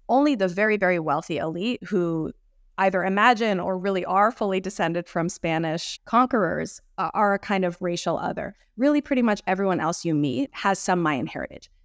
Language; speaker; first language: English; native; English